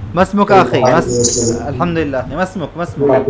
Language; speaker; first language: Arabic; non-native, fluent; Bangla